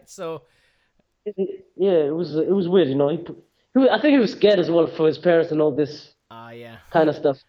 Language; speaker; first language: English; native; English